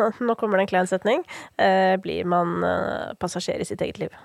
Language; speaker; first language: Norwegian; native; Norwegian